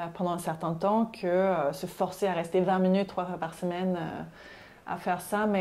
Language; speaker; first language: French; non-native, fluent; Swedish